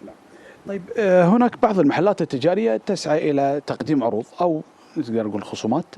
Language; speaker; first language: Arabic; native; Arabic